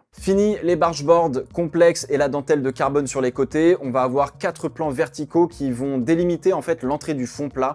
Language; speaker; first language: French; native; French